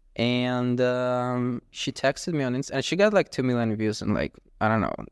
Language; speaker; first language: English; non-native, fluent; Ukrainian